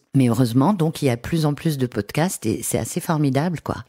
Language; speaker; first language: French; native; French